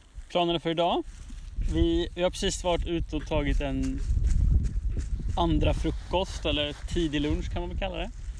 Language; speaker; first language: Swedish; native; Swedish